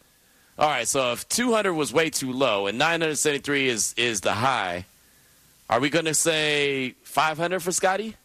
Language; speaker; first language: English; native; English